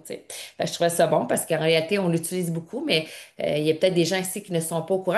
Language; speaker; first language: French; native; French